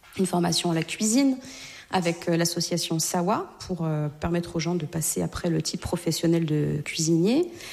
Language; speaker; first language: French; native; French